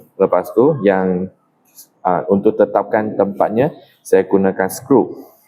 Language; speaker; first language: Malay; non-native, local second language; Chinese